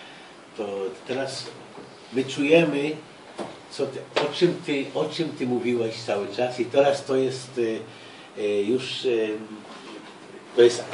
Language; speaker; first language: Polish; early bilingual, heritage; Hebrew